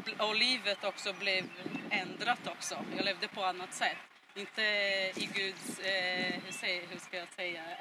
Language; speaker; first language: Swedish; non-native, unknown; Portuguese